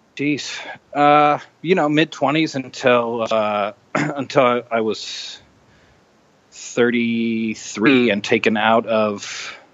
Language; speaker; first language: English; native; English